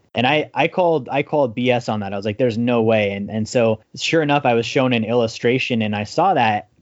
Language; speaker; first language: English; native; English